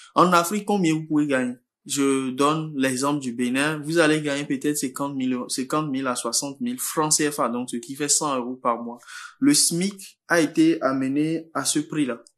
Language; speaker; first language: French; non-native, local second language; Fon